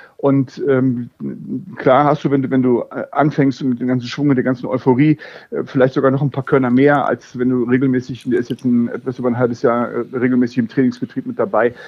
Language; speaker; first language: German; native; German